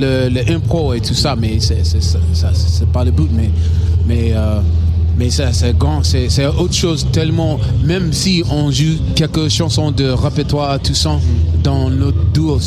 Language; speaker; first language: French; non-native, learner; English